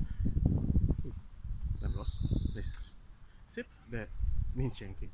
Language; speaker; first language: Hungarian; non-native, learner; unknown